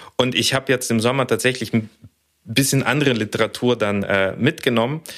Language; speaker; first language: German; early bilingual, other home language; Russian